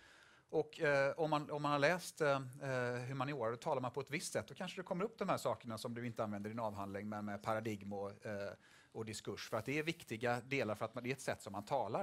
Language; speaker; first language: Swedish; native; Swedish